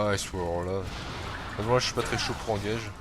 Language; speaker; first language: French; native; French